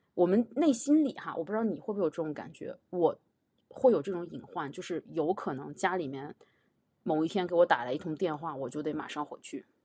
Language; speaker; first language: Chinese; native; Chinese